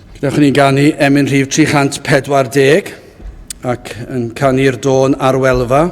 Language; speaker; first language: Welsh; native; Welsh